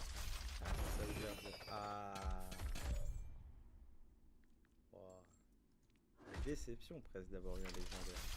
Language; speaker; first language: French; native; French